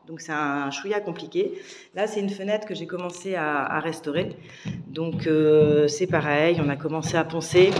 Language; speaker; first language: French; native; French